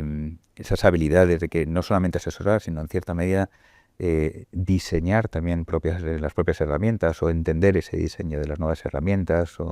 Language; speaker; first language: Spanish; native; Spanish